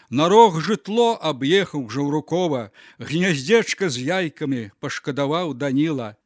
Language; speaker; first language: Belarusian; native; Belarusian